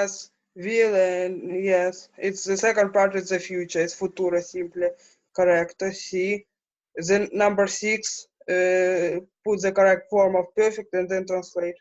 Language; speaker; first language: English; non-native, fluent; Russian